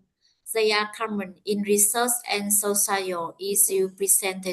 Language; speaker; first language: English; non-native, learner; Vietnamese